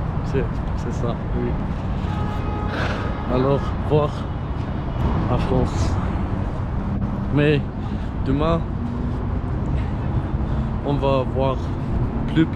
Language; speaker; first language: French; non-native, learner; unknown